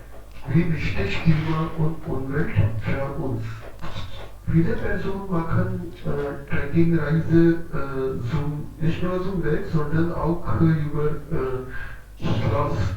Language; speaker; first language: German; non-native, learner; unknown